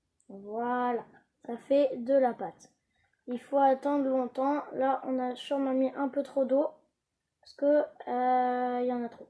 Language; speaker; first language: French; native; French